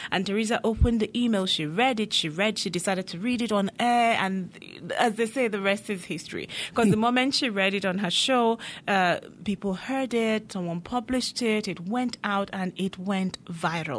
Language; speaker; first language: English; non-native, local second language; Igbo